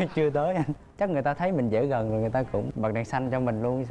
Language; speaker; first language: Vietnamese; native; Vietnamese